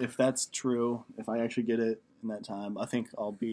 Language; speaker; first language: English; native; English